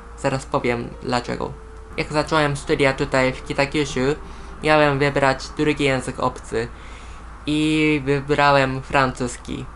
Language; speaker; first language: Polish; non-native, fluent; Japanese